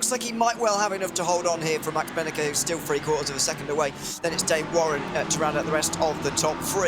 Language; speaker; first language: English; native; English